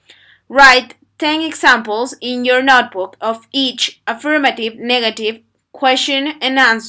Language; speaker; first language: English; non-native, fluent; Spanish